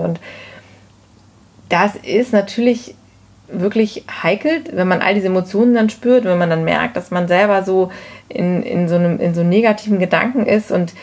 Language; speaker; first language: German; native; German